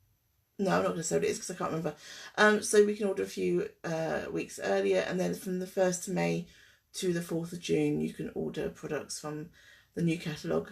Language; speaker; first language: English; native; English